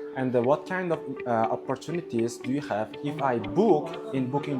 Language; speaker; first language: English; non-native, local second language; Uzbek